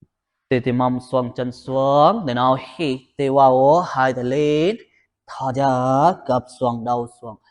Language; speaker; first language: Vietnamese; non-native, learner; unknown